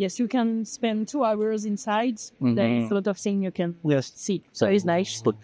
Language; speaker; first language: English; non-native, learner; French